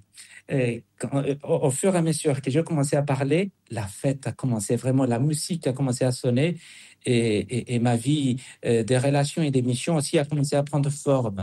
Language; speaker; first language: French; non-native, fluent; Spanish